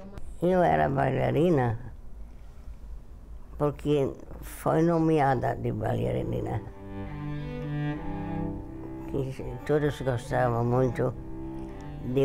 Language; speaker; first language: Portuguese; non-native, fluent; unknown